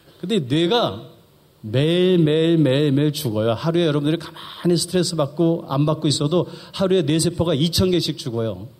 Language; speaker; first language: Korean; early bilingual, heritage; Korean